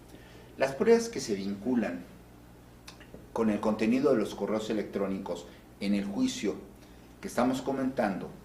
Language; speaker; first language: Spanish; native; Spanish